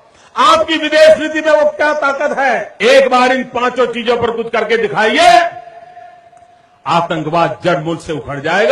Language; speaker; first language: Hindi; native; Hindi